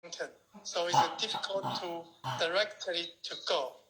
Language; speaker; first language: English; non-native, learner; Chinese